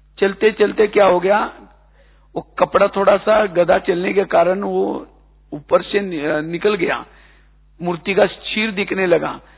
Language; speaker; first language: Hindi; non-native, local second language; Marathi